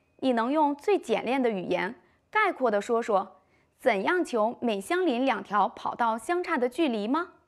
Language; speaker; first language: Chinese; native; Chinese